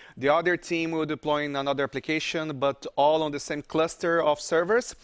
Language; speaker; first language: English; non-native, fluent; Portuguese